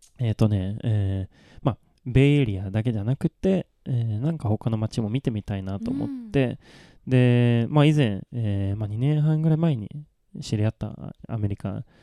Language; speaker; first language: Japanese; non-native, fluent; Swedish